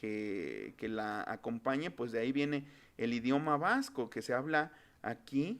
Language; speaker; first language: Spanish; native; Spanish